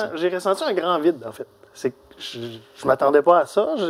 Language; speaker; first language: French; native; French